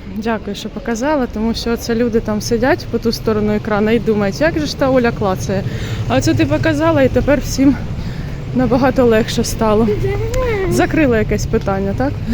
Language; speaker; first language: Ukrainian; non-native, local second language; Russian